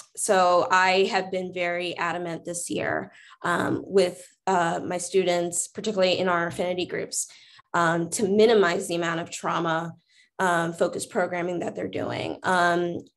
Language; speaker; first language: English; native; English